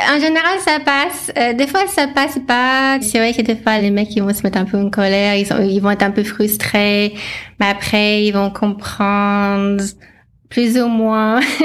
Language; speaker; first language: French; non-native, fluent; English